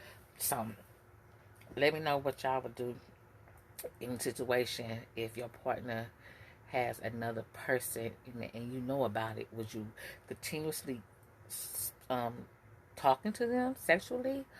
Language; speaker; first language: English; native; English